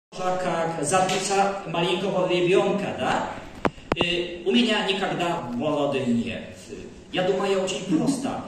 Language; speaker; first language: Russian; non-native, learner; Polish